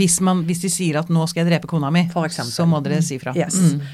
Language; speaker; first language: Norwegian; native; Norwegian